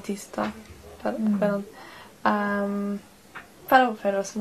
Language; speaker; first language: Spanish; non-native, learner; English